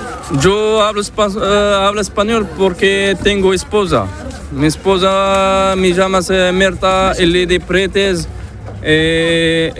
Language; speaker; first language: Spanish; non-native, learner; Arabic